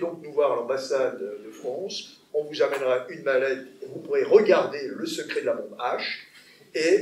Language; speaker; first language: French; native; French